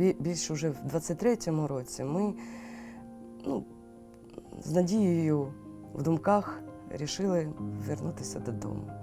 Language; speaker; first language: Ukrainian; non-native, local second language; Russian